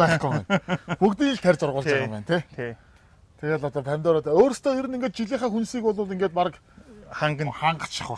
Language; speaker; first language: Mongolian; native; Mongolian